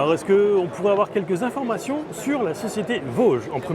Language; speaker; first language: French; native; French